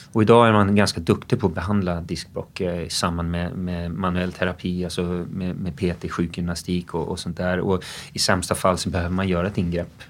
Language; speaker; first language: Swedish; early bilingual, other home language; English